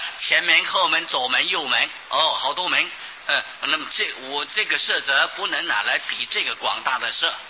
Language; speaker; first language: Chinese; non-native, local second language; Hakka Chinese